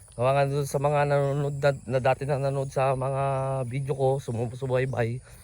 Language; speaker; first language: Filipino; native; Filipino